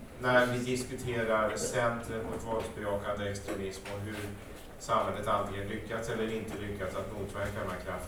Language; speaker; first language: Swedish; native; Swedish